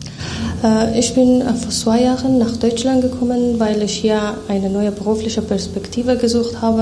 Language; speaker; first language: German; non-native, fluent; Persian